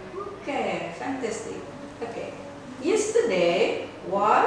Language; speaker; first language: English; non-native, fluent; Indonesian